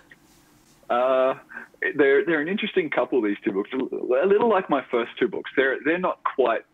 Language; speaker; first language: English; native; English